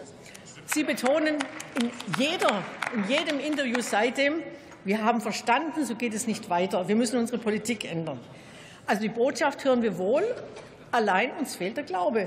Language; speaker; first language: German; native; German